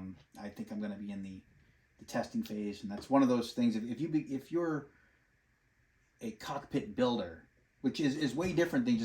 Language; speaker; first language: English; native; English